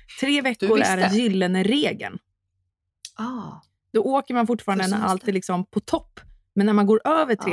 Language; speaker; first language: Swedish; native; Swedish